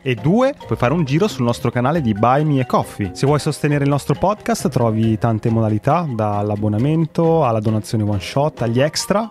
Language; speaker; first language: Italian; native; Italian